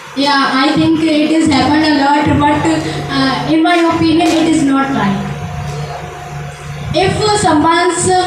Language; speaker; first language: English; non-native, learner; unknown